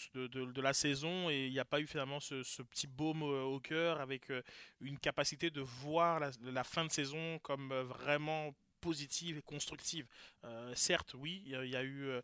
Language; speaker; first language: French; native; French